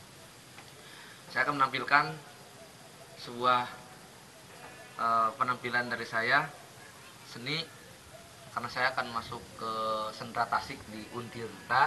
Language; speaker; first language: Indonesian; non-native, local second language; Sundanese